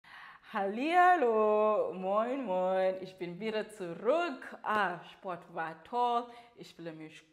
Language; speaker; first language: German; non-native, learner; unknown